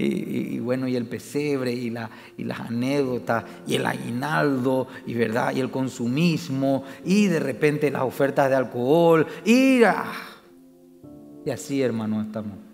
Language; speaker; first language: Spanish; native; Spanish